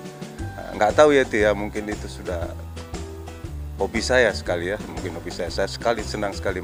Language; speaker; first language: Indonesian; non-native, local second language; Minangkabau